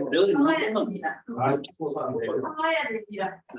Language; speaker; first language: Korean; native; Korean